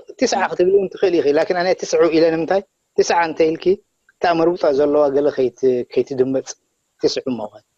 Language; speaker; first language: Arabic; non-native, fluent; Tigrinya